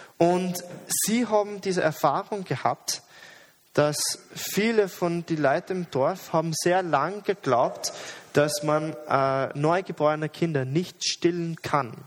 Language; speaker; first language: German; non-native, fluent; English